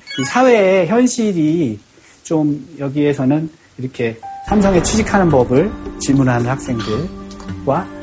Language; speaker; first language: Korean; native; Korean